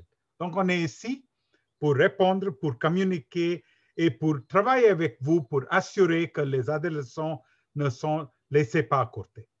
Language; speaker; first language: French; non-native, learner; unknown